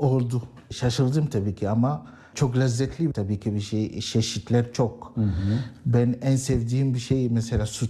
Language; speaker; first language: Turkish; non-native, learner; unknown